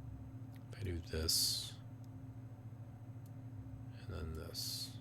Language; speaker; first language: English; native; English